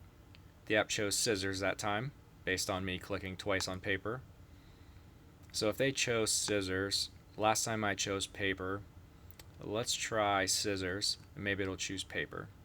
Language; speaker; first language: English; native; English